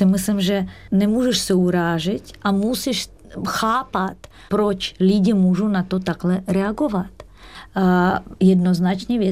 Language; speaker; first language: Czech; non-native, fluent; Russian